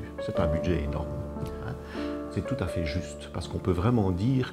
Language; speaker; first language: French; native; French